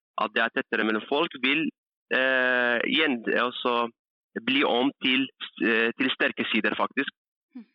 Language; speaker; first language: Norwegian; early bilingual, other home language; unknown